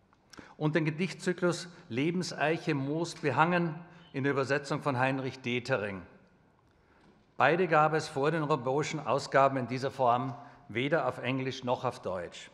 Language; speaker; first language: German; native; German